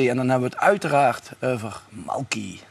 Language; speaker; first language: Dutch; native; Dutch